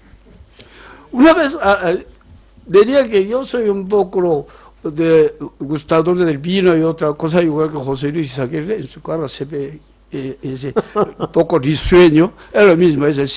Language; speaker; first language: Spanish; non-native, fluent; Korean